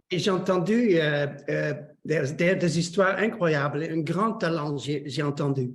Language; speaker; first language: French; non-native, learner; Dutch